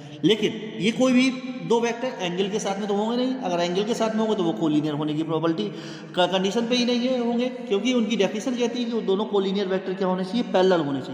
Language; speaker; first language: Hindi; native; Hindi